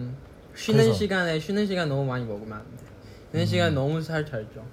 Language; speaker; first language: Korean; non-native, fluent; Chinese